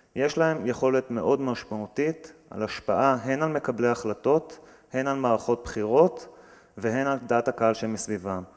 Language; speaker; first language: Hebrew; native; Hebrew